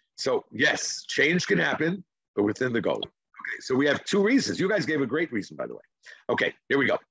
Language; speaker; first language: English; non-native, fluent; Hebrew